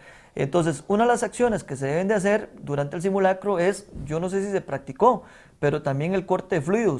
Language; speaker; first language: Spanish; native; Spanish